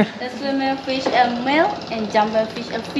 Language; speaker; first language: English; non-native, learner; Burmese